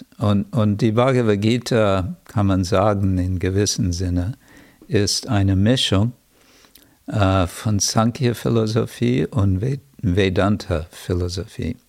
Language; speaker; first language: German; non-native, fluent; English